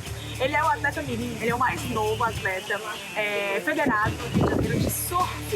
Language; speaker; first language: Portuguese; native; Portuguese